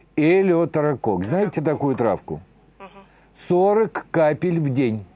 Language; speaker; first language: Russian; native; Russian